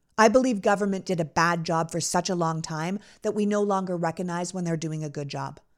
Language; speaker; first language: English; native; English